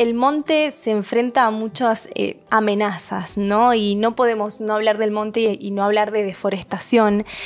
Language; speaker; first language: Spanish; native; Spanish